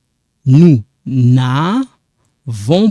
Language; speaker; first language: French; non-native, local second language; Lingala